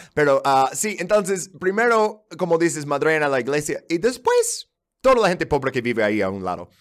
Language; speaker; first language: Spanish; non-native, fluent; English